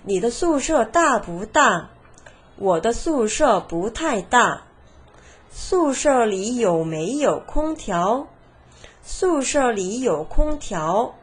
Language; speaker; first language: Chinese; non-native, fluent; Korean